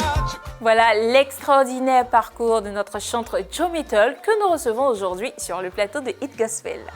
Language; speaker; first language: French; native; French